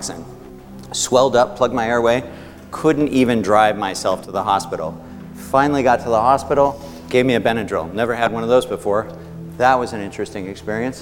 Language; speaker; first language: English; native; English